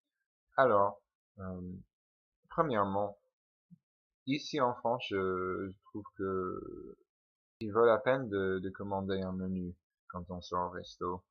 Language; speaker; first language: French; non-native, fluent; English